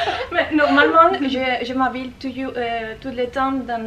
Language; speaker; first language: French; non-native, learner; Spanish